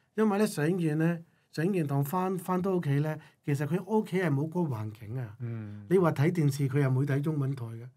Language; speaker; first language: Cantonese; non-native, local second language; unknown